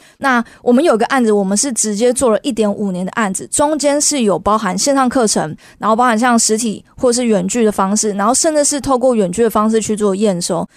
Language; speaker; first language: Chinese; native; Chinese